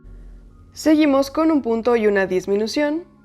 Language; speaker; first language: Spanish; native; Spanish